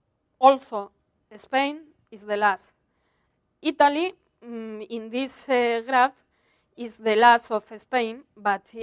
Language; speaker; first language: English; non-native, learner; Spanish